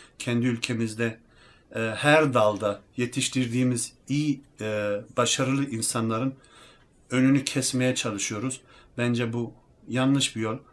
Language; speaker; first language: Turkish; early bilingual, heritage; Turkish